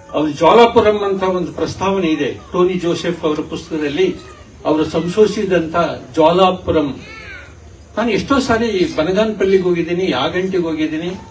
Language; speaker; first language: Kannada; native; Kannada